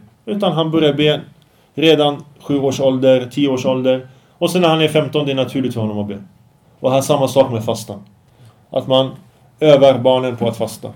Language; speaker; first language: Swedish; early bilingual, other home language; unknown